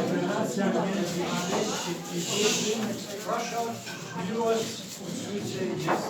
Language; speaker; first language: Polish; non-native, fluent; Ukrainian